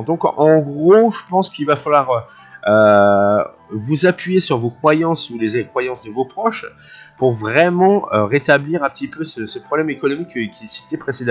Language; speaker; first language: French; native; French